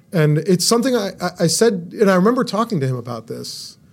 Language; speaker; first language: English; native; English